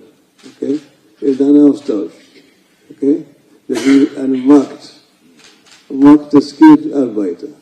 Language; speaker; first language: German; non-native, fluent; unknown